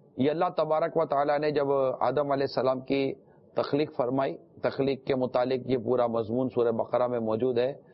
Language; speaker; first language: Urdu; non-native, local second language; Memoni